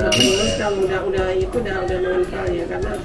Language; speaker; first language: Indonesian; native; Indonesian